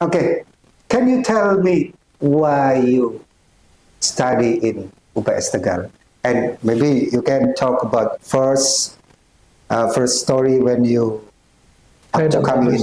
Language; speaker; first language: English; non-native, learner; Indonesian